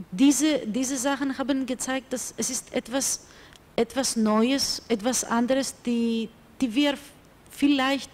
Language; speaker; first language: German; non-native, fluent; Greek